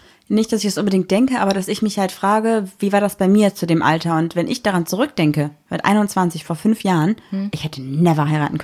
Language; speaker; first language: German; native; German